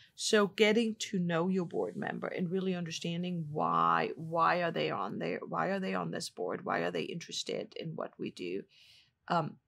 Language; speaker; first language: English; non-native, fluent; German